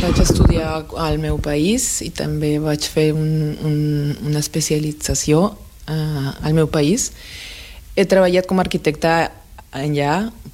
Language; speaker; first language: Catalan; non-native, fluent; Spanish